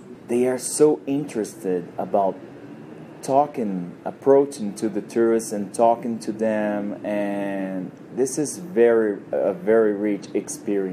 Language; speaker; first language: English; non-native, fluent; Portuguese